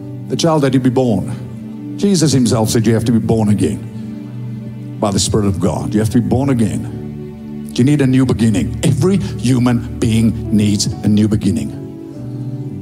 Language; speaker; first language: English; non-native, local second language; Afrikaans